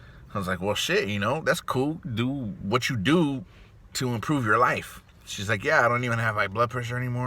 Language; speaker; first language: English; native; English